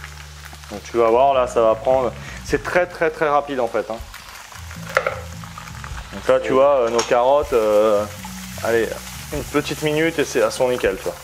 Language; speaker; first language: French; native; French